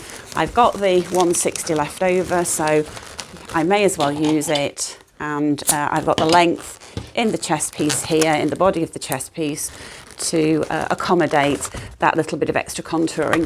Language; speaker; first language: English; native; English